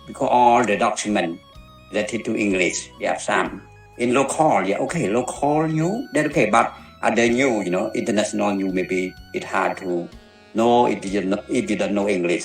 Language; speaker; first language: English; non-native, learner; Khmer